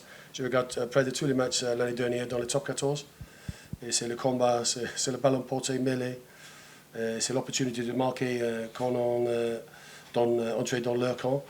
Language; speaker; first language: French; non-native, fluent; English